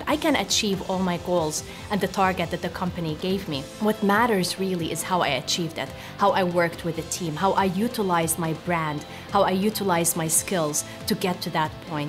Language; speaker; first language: English; non-native, fluent; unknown